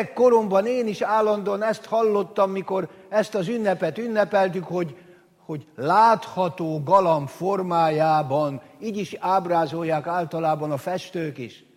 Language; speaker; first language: Hungarian; native; Hungarian